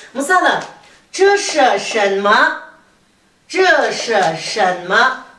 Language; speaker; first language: Chinese; non-native, fluent; Kazakh